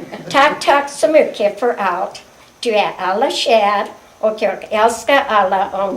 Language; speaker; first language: Swedish; non-native, learner; English